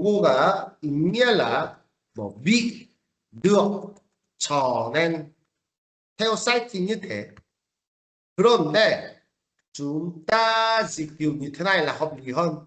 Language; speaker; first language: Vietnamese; non-native, fluent; Korean